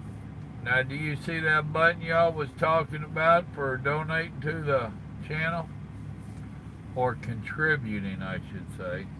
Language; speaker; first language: English; native; English